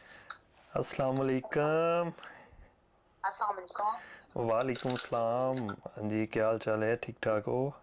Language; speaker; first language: Hindi; non-native, local second language; Punjabi